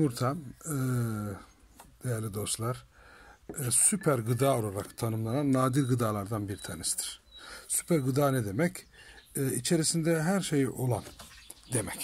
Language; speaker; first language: Turkish; native; Turkish